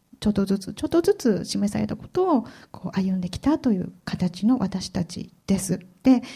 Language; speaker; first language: Japanese; native; Japanese